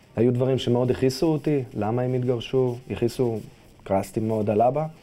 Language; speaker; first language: Hebrew; early bilingual, other home language; Russian